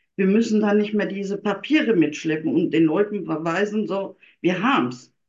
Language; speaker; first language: German; native; German